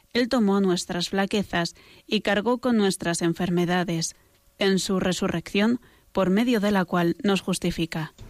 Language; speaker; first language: Spanish; native; Spanish